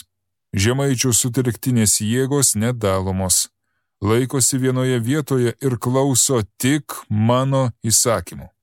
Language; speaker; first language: Lithuanian; native; Lithuanian